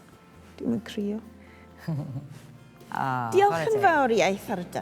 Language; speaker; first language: Welsh; non-native, learner; English